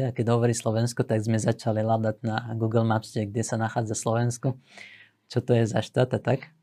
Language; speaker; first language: Slovak; non-native, fluent; Assyrian Neo-Aramaic